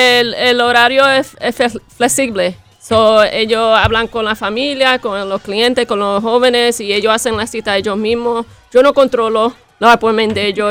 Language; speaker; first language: Spanish; early bilingual, heritage; Spanish